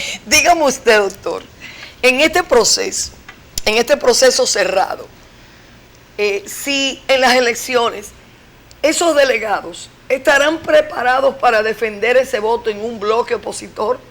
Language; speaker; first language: Spanish; native; Spanish